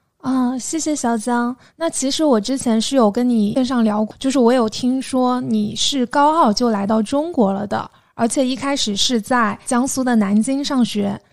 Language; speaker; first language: Chinese; native; Chinese